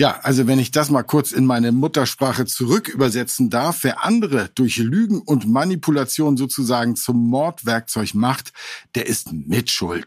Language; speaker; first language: German; native; German